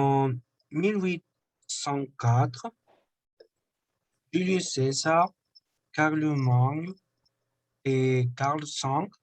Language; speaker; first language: French; non-native, learner; Spanish